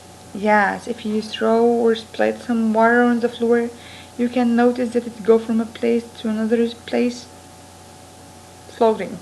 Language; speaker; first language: English; non-native, fluent; Arabic